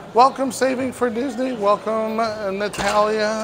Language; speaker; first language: English; native; English